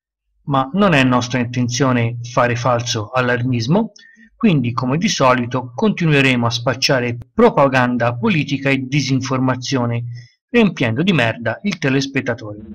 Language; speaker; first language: Italian; native; Italian